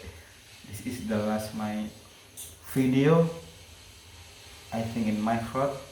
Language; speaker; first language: English; non-native, learner; Indonesian